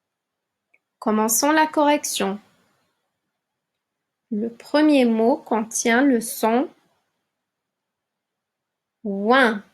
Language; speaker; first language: French; non-native, local second language; Arabic